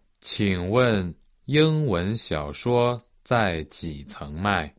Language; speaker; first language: Chinese; non-native, learner; Portuguese